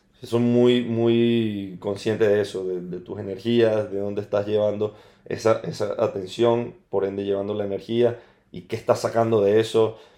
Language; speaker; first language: Spanish; native; Spanish